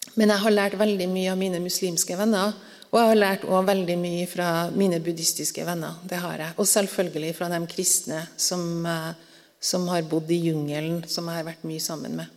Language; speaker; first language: Norwegian; native; Norwegian